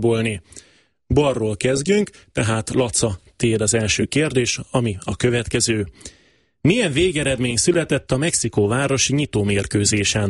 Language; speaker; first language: Hungarian; native; Hungarian